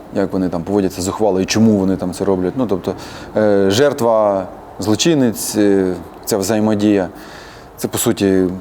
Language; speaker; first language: Ukrainian; native; Ukrainian